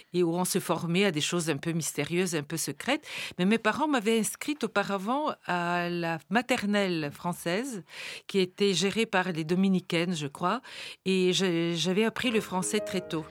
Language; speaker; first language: French; non-native, fluent; Bulgarian